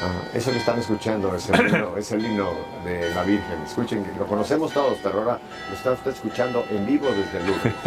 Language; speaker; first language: Spanish; native; Spanish